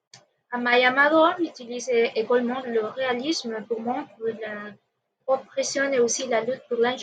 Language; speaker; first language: French; non-native, learner; Spanish